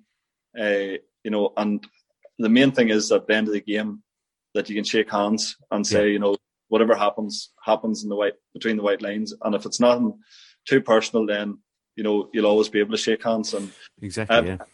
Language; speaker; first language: English; native; English